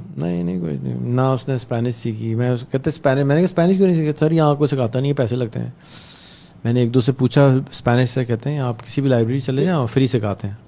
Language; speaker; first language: Urdu; native; Urdu